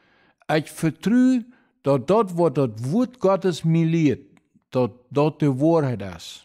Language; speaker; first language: German; non-native, local second language; Plautdietsch